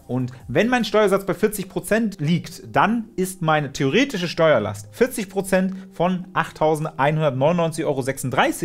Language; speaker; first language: German; native; German